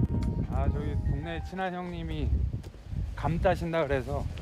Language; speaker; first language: Korean; native; Korean